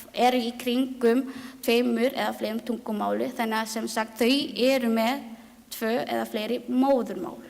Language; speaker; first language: Icelandic; non-native, learner; Filipino